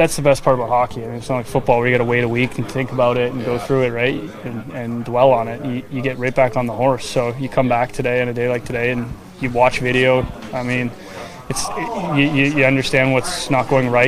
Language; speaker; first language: English; native; English